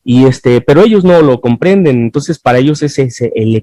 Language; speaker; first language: Spanish; native; Spanish